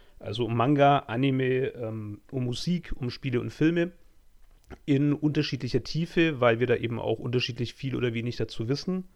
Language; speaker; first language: German; native; German